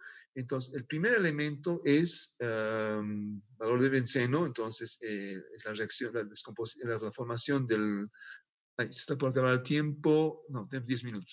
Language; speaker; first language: Spanish; native; Spanish